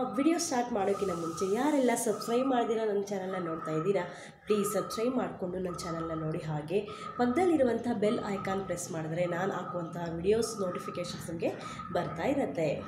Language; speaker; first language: Kannada; non-native, local second language; Telugu